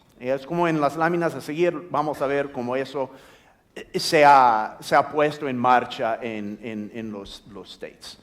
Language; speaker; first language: Spanish; non-native, fluent; English